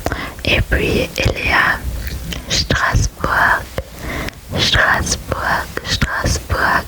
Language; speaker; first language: French; non-native, learner; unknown